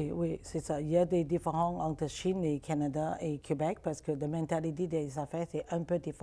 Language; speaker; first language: French; non-native, learner; Chinese